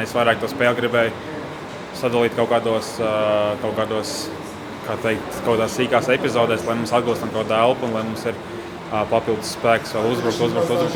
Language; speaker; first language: Latvian; native; Latvian